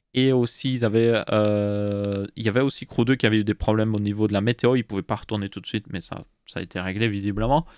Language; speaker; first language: French; native; French